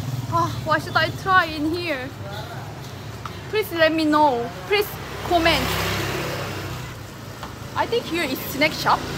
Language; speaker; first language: English; non-native, learner; Korean